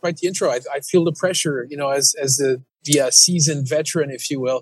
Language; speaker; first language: English; native; English